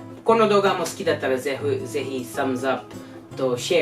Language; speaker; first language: Japanese; non-native, learner; English